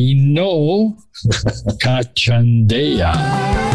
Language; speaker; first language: Spanish; non-native, learner; English